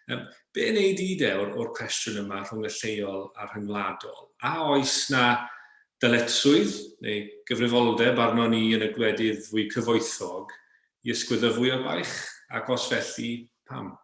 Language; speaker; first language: Welsh; native; Welsh